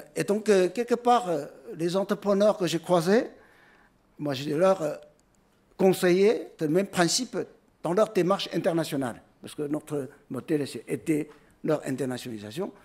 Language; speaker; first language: French; non-native, fluent; Chinese